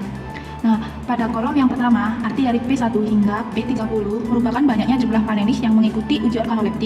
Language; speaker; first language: Indonesian; native; Indonesian